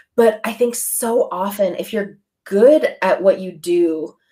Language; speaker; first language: English; native; English